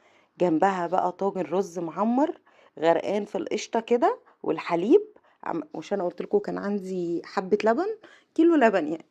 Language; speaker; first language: Arabic; native; Arabic